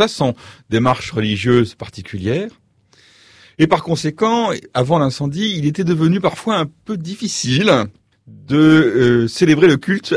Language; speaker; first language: French; native; French